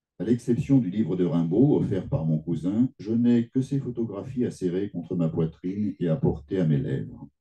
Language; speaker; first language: French; native; French